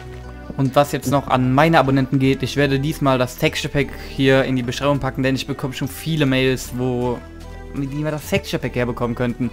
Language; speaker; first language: German; native; German